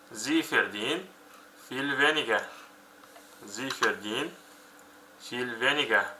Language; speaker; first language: German; non-native, fluent; Uzbek